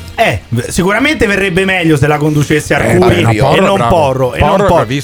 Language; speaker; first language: Italian; native; Italian